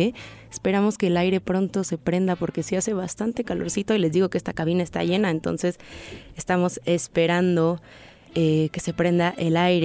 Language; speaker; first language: Spanish; native; Spanish